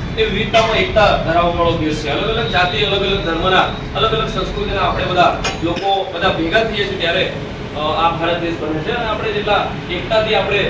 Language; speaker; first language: Gujarati; non-native, local second language; Bhili